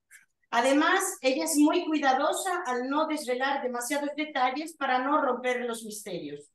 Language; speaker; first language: Spanish; native; Spanish